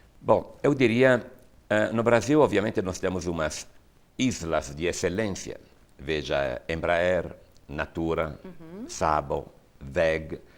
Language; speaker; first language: Portuguese; non-native, fluent; Italian